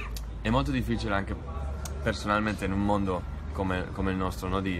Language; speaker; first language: Italian; non-native, fluent; Spanish